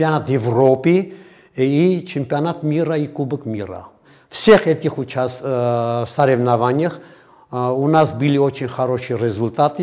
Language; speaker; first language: Russian; non-native, fluent; Armenian